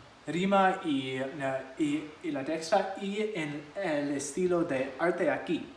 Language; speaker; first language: Spanish; non-native, learner; English